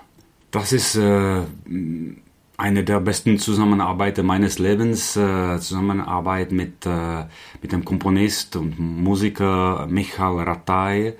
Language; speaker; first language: German; non-native, fluent; Czech